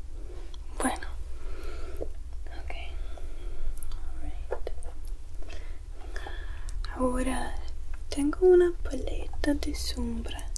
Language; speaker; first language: Spanish; non-native, learner; English